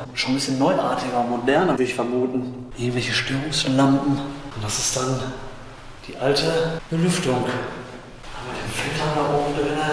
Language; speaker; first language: German; native; German